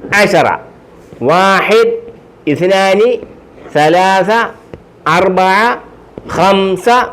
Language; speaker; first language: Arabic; non-native, fluent; Malayalam